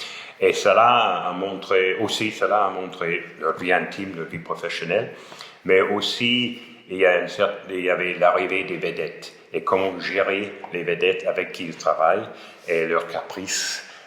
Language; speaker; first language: French; non-native, fluent; English